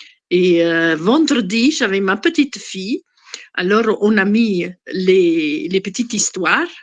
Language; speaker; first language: French; non-native, fluent; Italian